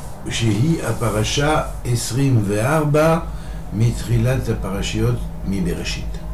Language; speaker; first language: Hebrew; non-native, fluent; French